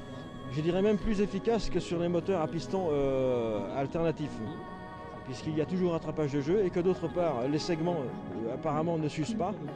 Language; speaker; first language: French; native; French